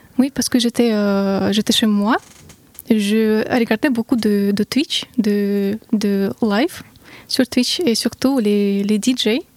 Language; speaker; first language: French; non-native, fluent; Russian